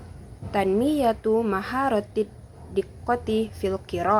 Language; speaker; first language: Arabic; non-native, learner; Indonesian